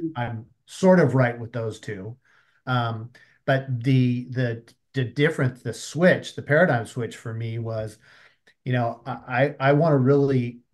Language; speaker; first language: English; native; English